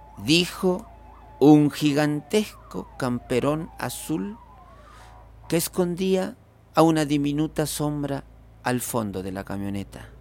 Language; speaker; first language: Spanish; native; Spanish